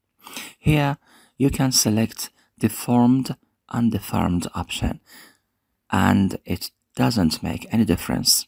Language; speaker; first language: English; non-native, fluent; Persian